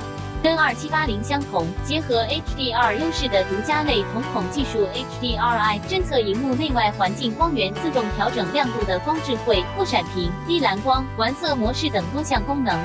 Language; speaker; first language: Chinese; native; Chinese